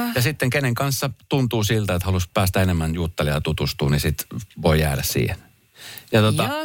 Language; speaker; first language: Finnish; native; Finnish